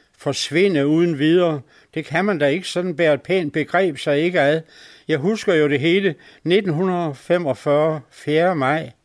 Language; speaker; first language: Danish; native; Danish